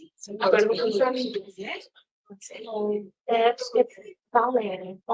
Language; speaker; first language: Portuguese; early bilingual, heritage; Portuguese